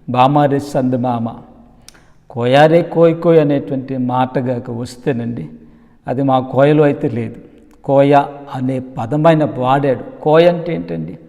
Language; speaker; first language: Telugu; non-native, local second language; Koya